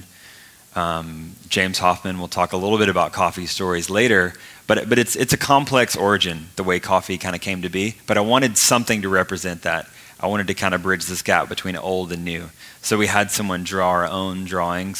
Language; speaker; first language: English; native; English